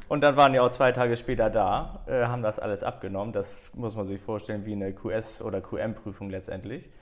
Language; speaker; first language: German; native; German